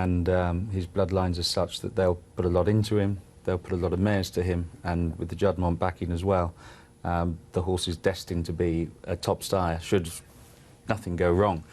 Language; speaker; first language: English; native; English